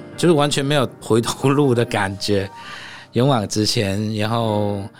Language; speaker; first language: Chinese; non-native, fluent; Cantonese